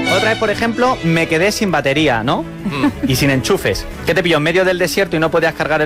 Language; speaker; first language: Spanish; native; Spanish